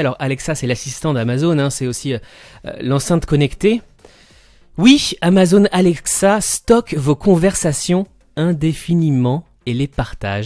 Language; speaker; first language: French; native; French